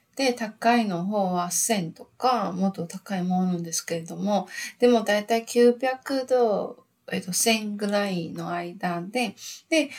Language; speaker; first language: Japanese; non-native, learner; Chinese